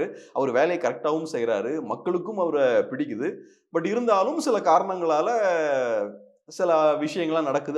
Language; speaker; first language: Tamil; native; Tamil